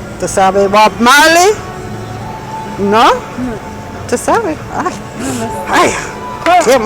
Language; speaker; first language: Spanish; non-native, learner; English